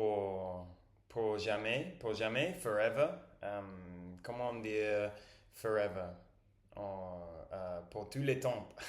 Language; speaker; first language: French; non-native, learner; English